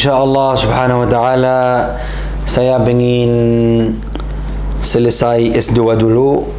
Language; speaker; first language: Indonesian; non-native, learner; Arabic